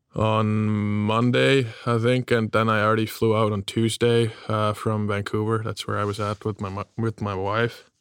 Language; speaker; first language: English; non-native, fluent; German